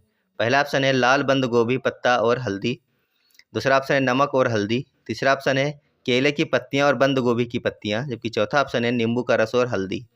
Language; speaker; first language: Hindi; native; Hindi